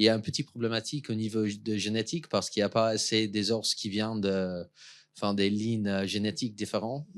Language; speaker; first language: French; non-native, fluent; English